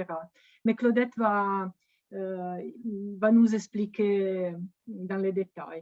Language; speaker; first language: French; non-native, fluent; Italian